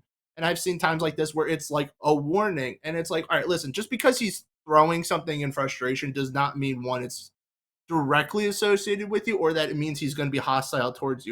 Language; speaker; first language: English; native; English